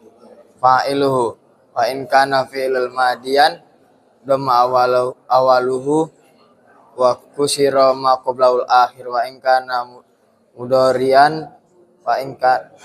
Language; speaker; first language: Arabic; non-native, fluent; Indonesian